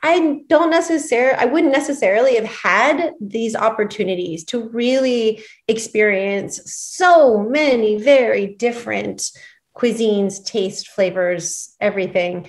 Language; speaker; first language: English; native; English